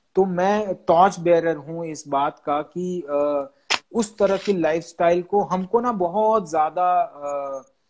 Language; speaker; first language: Hindi; non-native, local second language; Gujarati